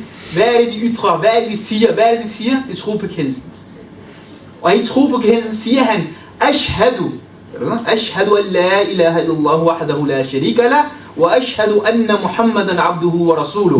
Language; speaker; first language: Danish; early bilingual, other home language; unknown